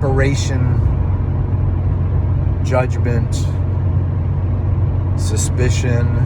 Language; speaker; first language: English; native; English